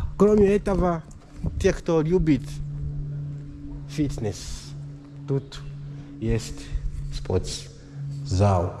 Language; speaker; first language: Russian; non-native, learner; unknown